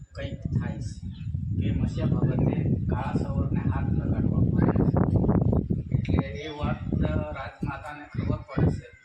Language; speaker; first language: Gujarati; non-native, local second language; Kukna